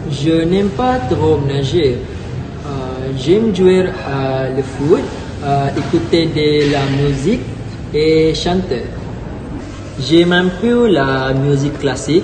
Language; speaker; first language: French; non-native, learner; Malay